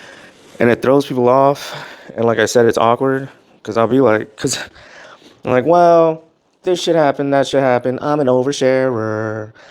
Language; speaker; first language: English; native; English